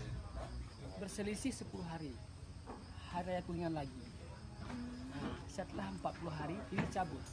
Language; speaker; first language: Indonesian; non-native, local second language; Balinese